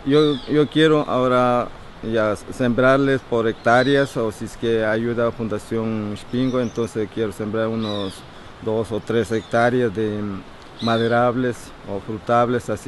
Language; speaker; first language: Spanish; non-native, local second language; Quechua